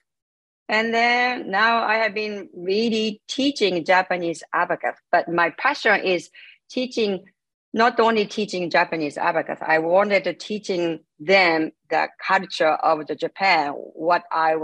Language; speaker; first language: English; non-native, learner; Japanese